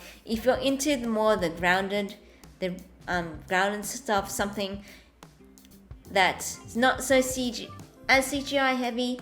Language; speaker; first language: English; native; English